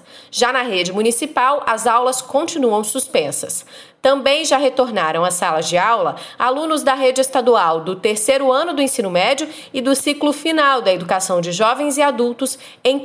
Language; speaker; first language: Portuguese; native; Portuguese